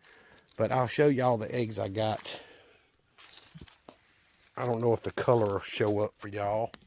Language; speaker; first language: English; native; English